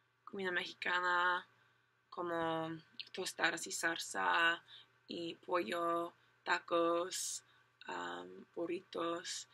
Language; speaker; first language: Spanish; non-native, learner; English